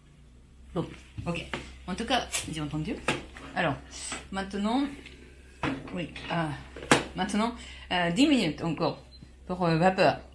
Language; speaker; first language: French; non-native, learner; Japanese